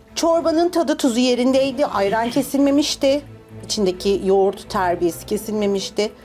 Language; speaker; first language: Turkish; native; Turkish